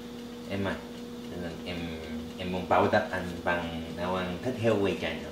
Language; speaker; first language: Vietnamese; non-native, learner; Korean